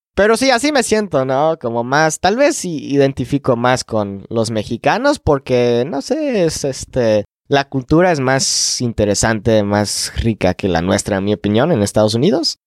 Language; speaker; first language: Spanish; non-native, fluent; English